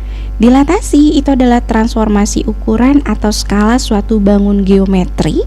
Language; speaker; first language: Indonesian; native; Indonesian